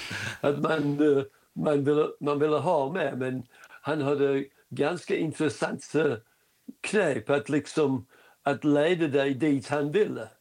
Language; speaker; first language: Swedish; non-native, fluent; English